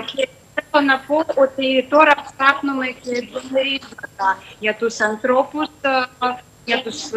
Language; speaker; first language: Greek; non-native, fluent; Ukrainian